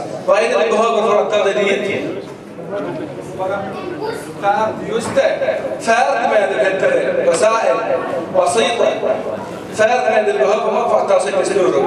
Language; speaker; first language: Swedish; early bilingual, other home language; Arabic